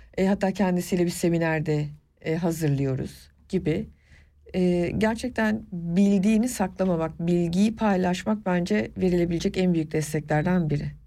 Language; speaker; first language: Turkish; non-native, local second language; Kurdish